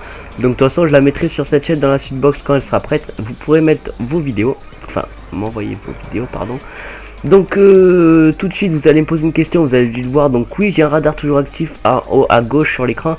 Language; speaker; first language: French; native; French